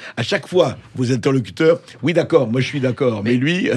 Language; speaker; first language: French; native; French